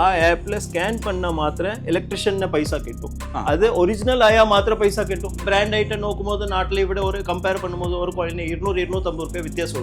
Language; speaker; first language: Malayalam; non-native, local second language; Tamil